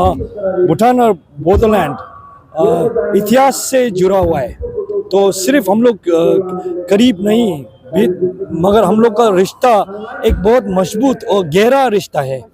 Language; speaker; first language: Hindi; non-native, fluent; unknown